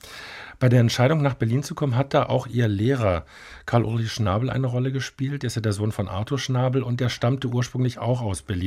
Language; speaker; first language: German; native; German